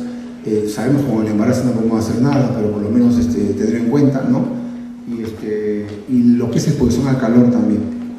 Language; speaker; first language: Spanish; native; Spanish